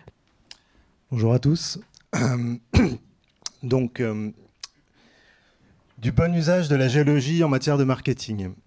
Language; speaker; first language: French; native; French